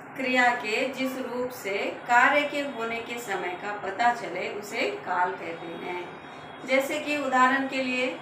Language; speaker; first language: Hindi; non-native, local second language; Telugu